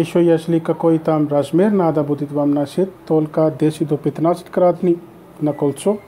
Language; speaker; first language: Russian; non-native, learner; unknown